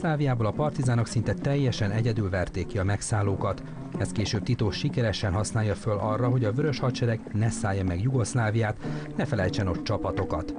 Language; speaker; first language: Hungarian; native; Hungarian